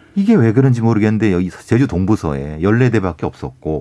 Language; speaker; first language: Korean; native; Korean